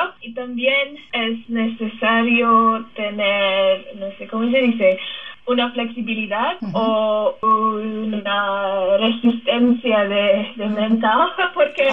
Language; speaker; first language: Spanish; non-native, fluent; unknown